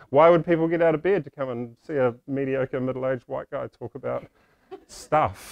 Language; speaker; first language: English; native; English